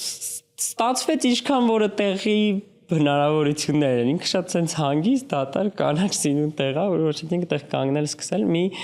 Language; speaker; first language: Armenian; native; Armenian